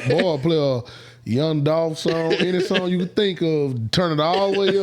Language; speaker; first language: English; native; English